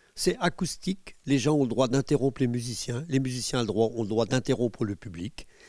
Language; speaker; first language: French; native; French